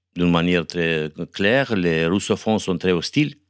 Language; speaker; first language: French; non-native, fluent; Romanian